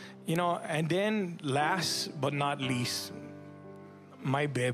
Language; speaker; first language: English; native; English